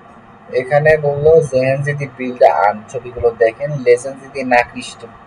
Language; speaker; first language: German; non-native, learner; Bangla